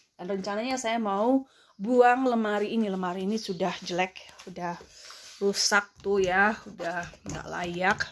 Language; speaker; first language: Indonesian; native; Indonesian